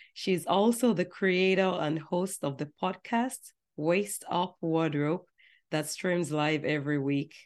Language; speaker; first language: English; non-native, local second language; Yoruba